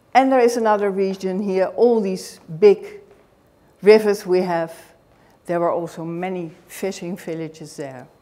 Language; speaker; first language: English; non-native, fluent; Dutch